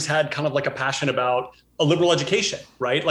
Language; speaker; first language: English; native; English